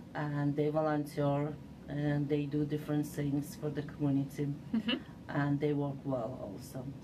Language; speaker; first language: English; non-native, fluent; Uzbek